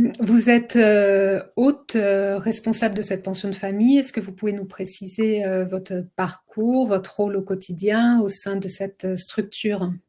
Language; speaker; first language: French; native; French